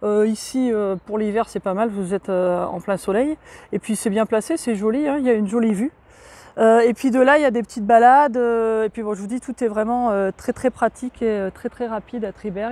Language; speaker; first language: French; native; French